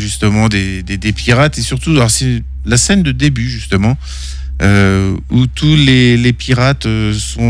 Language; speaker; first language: French; native; French